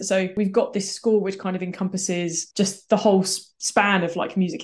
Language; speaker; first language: English; native; English